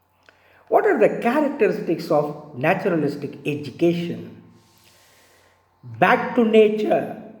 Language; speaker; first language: English; non-native, local second language; Tamil